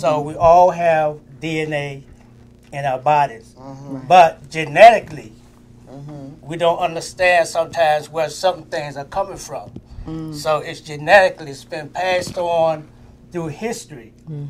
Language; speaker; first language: English; native; English